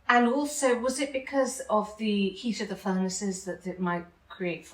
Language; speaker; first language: English; native; English